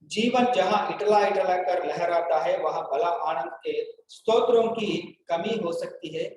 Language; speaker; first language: Hindi; non-native, local second language; Telugu